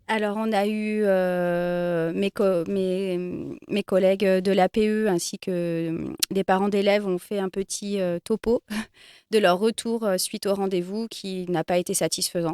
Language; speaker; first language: French; native; French